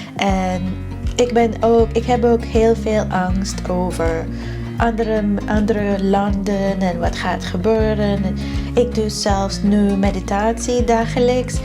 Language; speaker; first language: Dutch; non-native, fluent; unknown